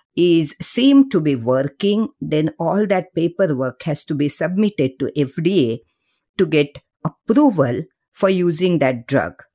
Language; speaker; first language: English; non-native, local second language; Marathi